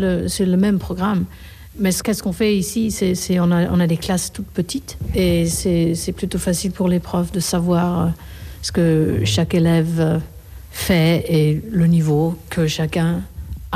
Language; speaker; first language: French; non-native, fluent; Korean